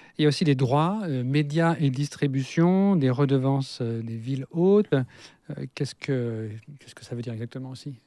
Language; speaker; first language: French; native; French